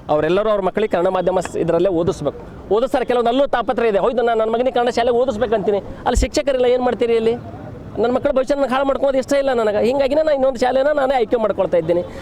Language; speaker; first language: Kannada; native; Kannada